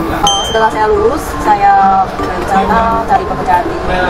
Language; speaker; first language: Indonesian; non-native, fluent; Chinese